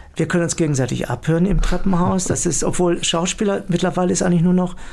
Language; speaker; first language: German; native; German